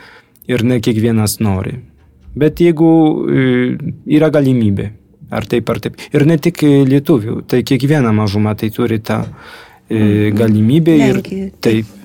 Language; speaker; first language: Lithuanian; early bilingual, heritage; Lithuanian